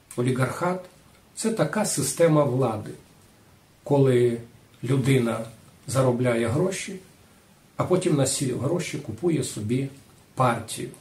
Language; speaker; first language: Ukrainian; non-native, local second language; Rusyn